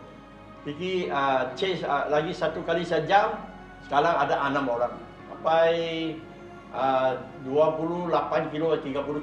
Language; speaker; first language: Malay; non-native, local second language; Chinese